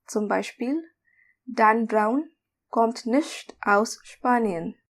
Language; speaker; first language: German; non-native, fluent; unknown